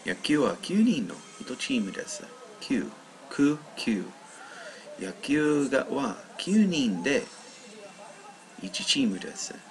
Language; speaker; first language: Japanese; non-native, learner; English